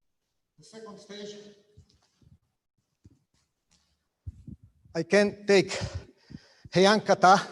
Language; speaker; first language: English; non-native, learner; Italian